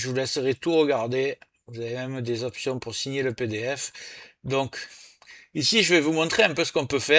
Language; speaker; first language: French; native; French